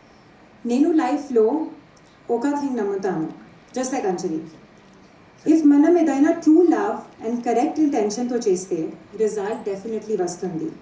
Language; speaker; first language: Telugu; non-native, learner; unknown